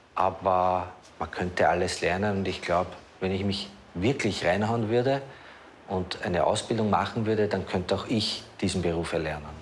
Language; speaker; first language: German; native; German